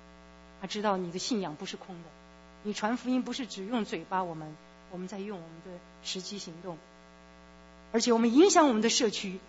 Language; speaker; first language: Chinese; native; Chinese